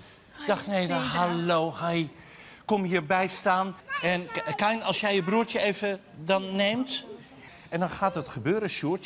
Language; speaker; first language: Dutch; native; Dutch